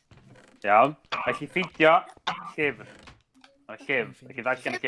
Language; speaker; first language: Welsh; native; Welsh